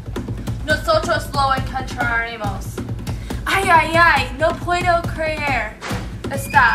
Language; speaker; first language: Spanish; non-native, learner; English